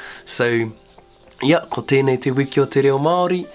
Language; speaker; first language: Māori; non-native, local second language; English